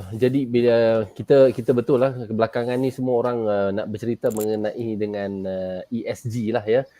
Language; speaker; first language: Malay; native; Malay